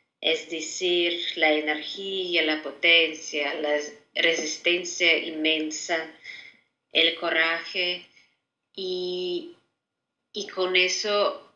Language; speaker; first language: Spanish; non-native, fluent; Ukrainian